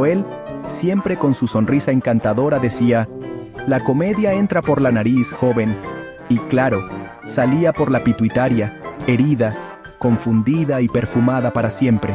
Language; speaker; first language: Spanish; native; Spanish